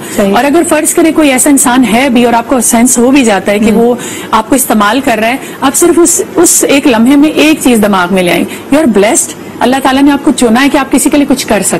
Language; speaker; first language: Urdu; native; Urdu